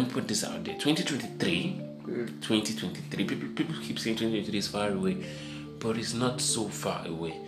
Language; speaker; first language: English; non-native, local second language; Yoruba